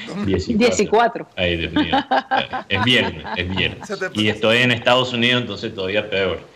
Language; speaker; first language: Spanish; early bilingual, heritage; Spanish